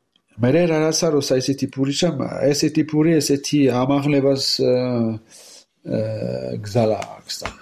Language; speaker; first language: Georgian; non-native, learner; French